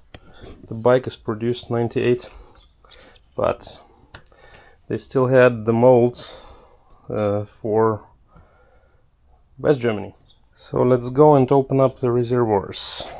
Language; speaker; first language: English; non-native, fluent; German